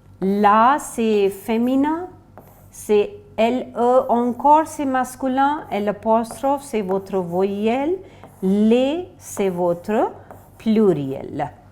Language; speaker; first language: French; non-native, fluent; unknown